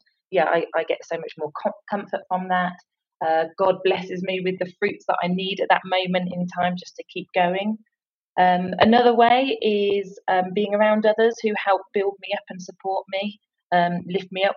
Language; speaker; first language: English; native; English